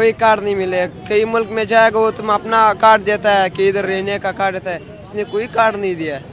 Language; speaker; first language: Hindi; non-native, learner; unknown